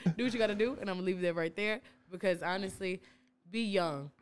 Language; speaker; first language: English; native; English